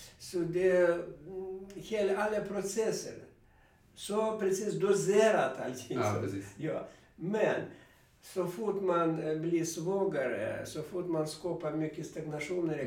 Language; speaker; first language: Swedish; non-native, fluent; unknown